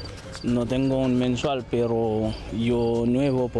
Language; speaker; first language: Spanish; non-native, learner; Haitian Creole